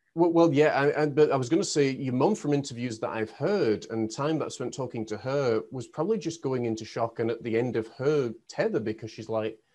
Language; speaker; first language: English; native; English